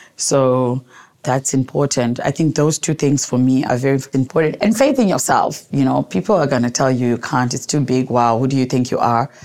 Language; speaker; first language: English; non-native, local second language; Shona